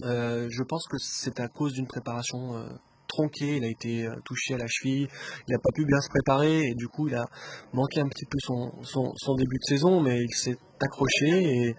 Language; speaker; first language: French; native; French